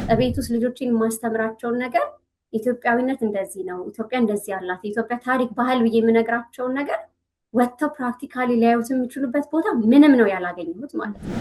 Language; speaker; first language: Amharic; native; Amharic